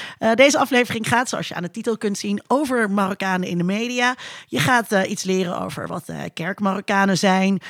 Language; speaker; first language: Dutch; native; Dutch